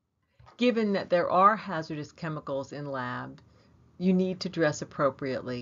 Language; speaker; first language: English; native; English